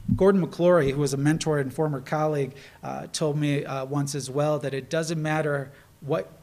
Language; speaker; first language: English; native; English